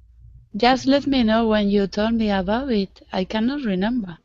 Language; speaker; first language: English; non-native, learner; Spanish